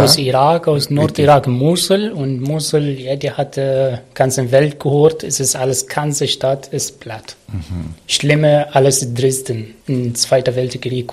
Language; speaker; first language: German; non-native, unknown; Arabic